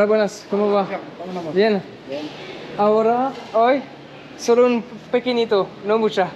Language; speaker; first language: Spanish; non-native, learner; French